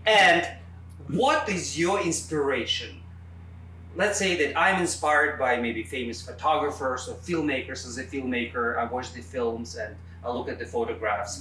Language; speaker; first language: English; non-native, fluent; Russian